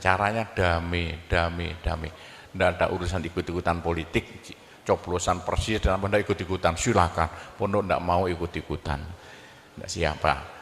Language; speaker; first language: Indonesian; non-native, local second language; Javanese